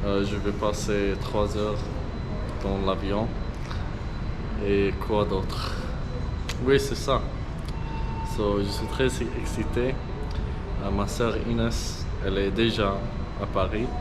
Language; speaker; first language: French; non-native, learner; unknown